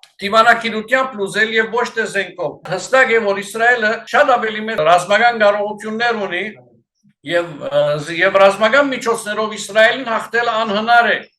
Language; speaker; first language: Armenian; early bilingual, heritage; Armenian